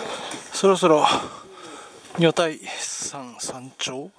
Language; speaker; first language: Japanese; native; Japanese